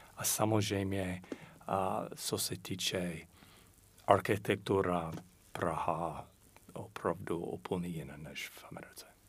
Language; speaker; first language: Czech; non-native, fluent; English